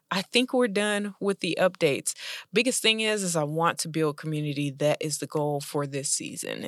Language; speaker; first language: English; native; English